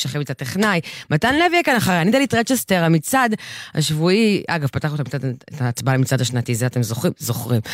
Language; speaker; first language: Hebrew; native; Hebrew